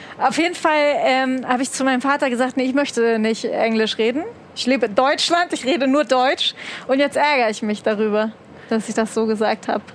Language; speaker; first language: German; native; German